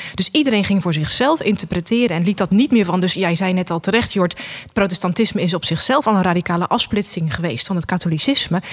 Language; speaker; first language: Dutch; native; Dutch